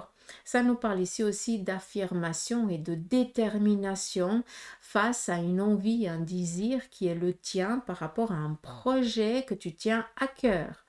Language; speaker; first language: French; native; French